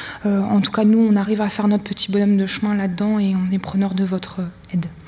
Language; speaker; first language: French; native; French